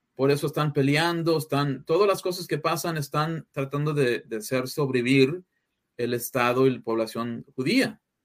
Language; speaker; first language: Spanish; early bilingual, heritage; English